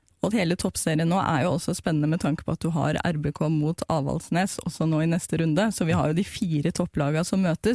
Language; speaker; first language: Norwegian; native; Norwegian